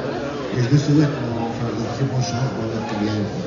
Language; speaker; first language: French; non-native, local second language; Arabic